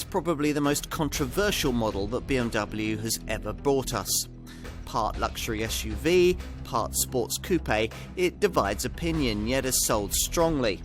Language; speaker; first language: English; native; English